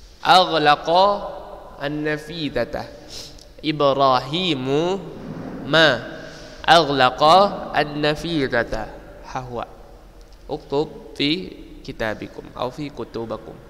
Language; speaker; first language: Arabic; non-native, fluent; Indonesian